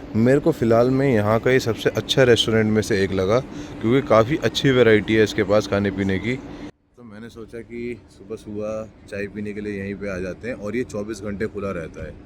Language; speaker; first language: Hindi; native; Hindi